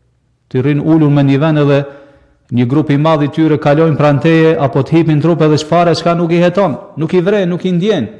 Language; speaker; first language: Albanian; native; Albanian